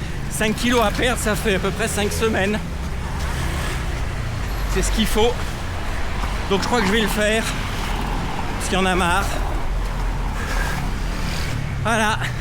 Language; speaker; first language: French; native; French